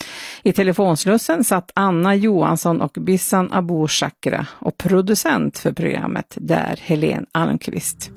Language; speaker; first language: Swedish; native; Swedish